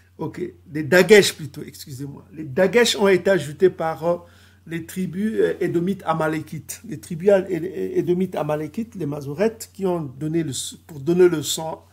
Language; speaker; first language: French; non-native, local second language; Kongo